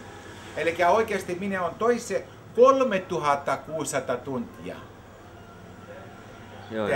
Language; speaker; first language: Finnish; non-native, learner; Greek